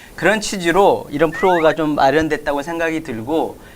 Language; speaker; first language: Korean; native; Korean